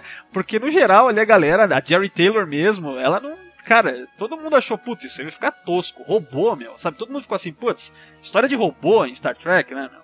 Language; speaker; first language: Portuguese; native; Portuguese